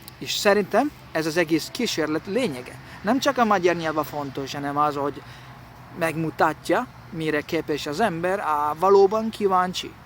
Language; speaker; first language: Hungarian; non-native, learner; Italian